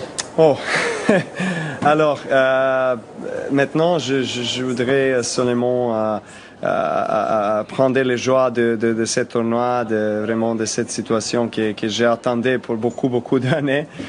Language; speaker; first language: French; non-native, learner; Serbian